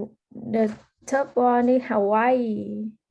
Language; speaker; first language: English; early bilingual, heritage; Vietnamese